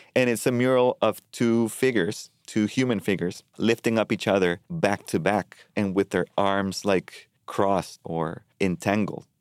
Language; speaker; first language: English; non-native, fluent; Spanish